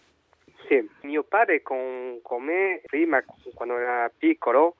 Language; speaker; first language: Italian; non-native, learner; French